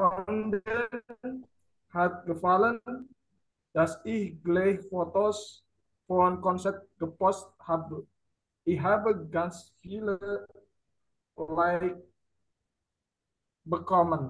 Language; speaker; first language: German; non-native, learner; Indonesian